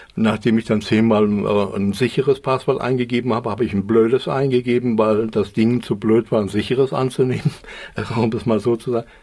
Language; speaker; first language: German; native; German